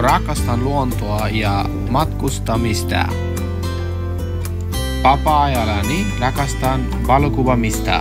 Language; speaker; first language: Finnish; non-native, learner; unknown